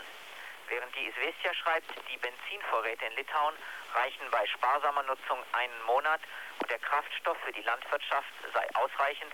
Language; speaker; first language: German; native; German